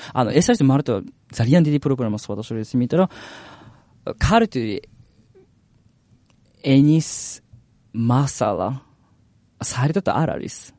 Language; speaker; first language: Georgian; non-native, learner; Japanese